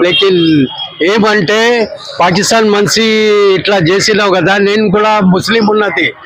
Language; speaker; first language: Telugu; non-native, local second language; Urdu